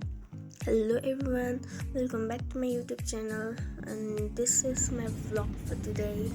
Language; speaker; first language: English; non-native, local second language; Nepali